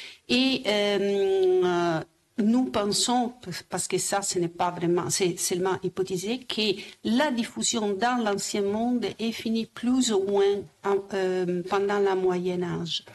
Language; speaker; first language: French; non-native, fluent; Italian